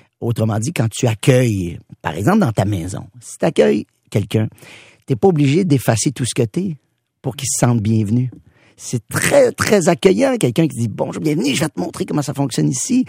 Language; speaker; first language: French; native; French